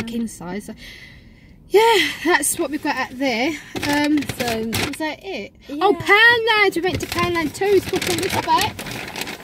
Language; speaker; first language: English; native; English